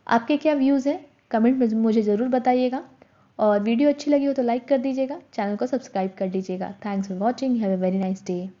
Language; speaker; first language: Hindi; native; Hindi